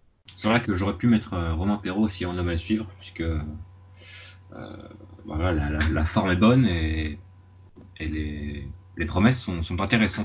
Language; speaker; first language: French; native; French